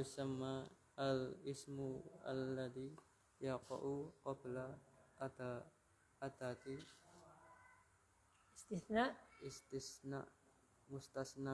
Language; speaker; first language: Arabic; non-native, learner; Indonesian